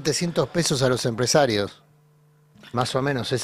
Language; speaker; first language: Spanish; native; Spanish